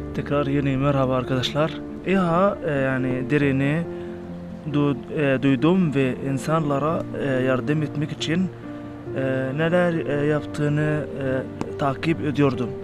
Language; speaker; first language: Turkish; non-native, learner; Arabic